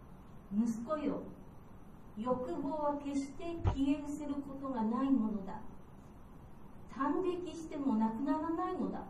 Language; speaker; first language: Japanese; native; Japanese